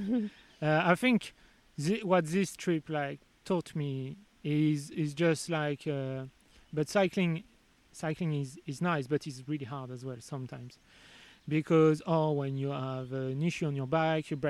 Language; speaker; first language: English; non-native, fluent; French